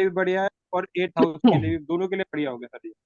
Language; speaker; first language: Hindi; native; Hindi